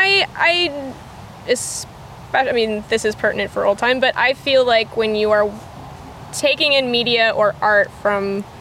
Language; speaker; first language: English; native; English